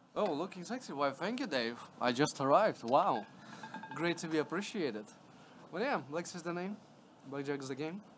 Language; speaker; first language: English; non-native, fluent; Latvian